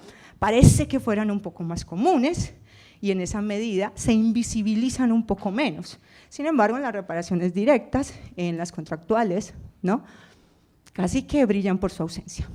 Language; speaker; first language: Spanish; native; Spanish